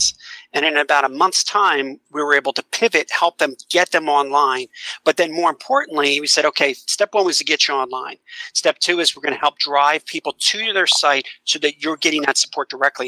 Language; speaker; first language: English; native; English